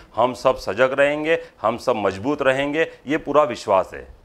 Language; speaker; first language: Hindi; native; Hindi